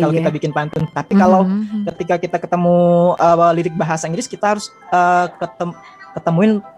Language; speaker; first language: Indonesian; native; Indonesian